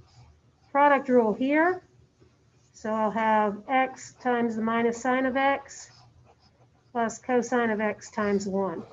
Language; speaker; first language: English; native; English